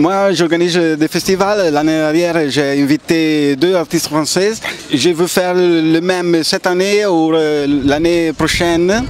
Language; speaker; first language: French; non-native, learner; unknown